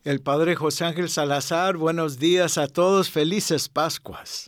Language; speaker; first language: Spanish; early bilingual, heritage; Spanish